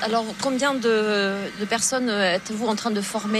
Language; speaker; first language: French; native; French